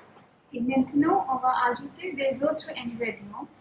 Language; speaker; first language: French; non-native, fluent; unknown